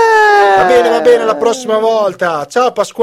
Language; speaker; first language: Italian; native; Italian